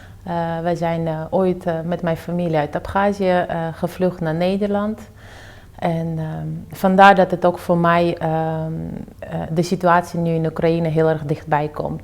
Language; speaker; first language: Dutch; early bilingual, other home language; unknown